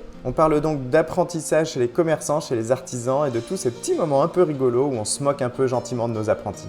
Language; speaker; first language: French; native; French